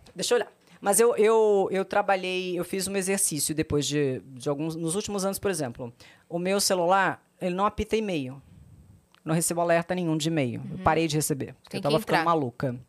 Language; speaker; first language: Portuguese; native; Portuguese